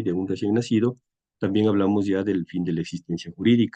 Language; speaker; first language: Spanish; native; Spanish